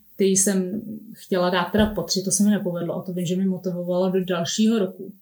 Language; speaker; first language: Czech; native; Czech